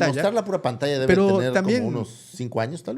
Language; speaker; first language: Spanish; native; Spanish